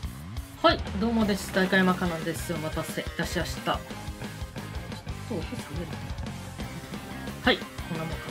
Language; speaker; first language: Japanese; native; Japanese